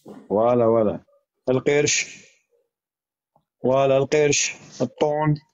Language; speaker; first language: French; non-native, learner; Arabic